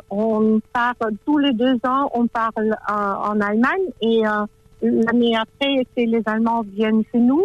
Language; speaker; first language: French; non-native, fluent; German